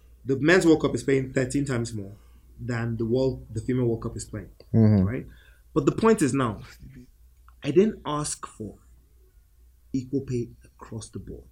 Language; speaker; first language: English; non-native, local second language; Igbo